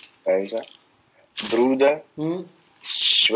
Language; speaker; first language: German; non-native, learner; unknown